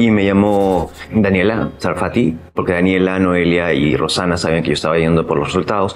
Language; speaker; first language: Spanish; native; Spanish